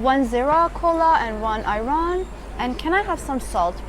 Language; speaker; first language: English; non-native, fluent; Persian